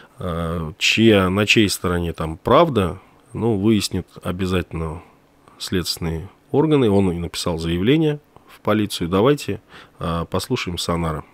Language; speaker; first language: Russian; native; Russian